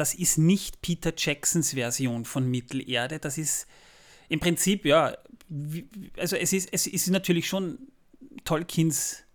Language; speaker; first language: German; native; German